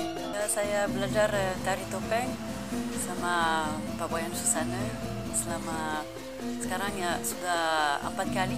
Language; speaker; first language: Indonesian; non-native, learner; French